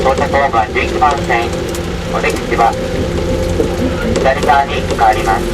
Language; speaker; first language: Japanese; native; Japanese